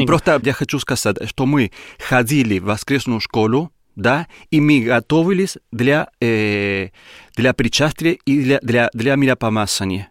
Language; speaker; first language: Russian; non-native, learner; Spanish